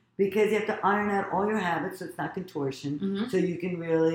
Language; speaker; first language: English; native; English